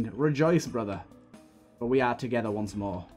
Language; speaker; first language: English; native; English